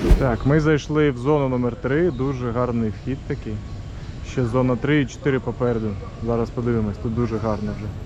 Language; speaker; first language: Ukrainian; non-native, local second language; Russian